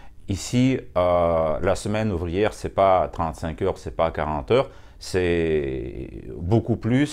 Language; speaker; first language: French; non-native, fluent; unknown